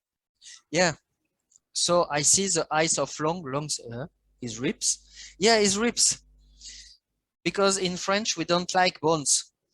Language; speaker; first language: English; non-native, learner; French